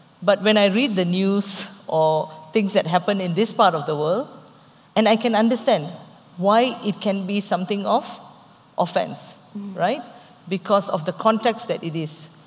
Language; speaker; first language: English; non-native, local second language; Tamil